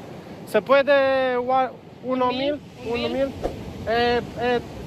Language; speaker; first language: Spanish; non-native, learner; Romanian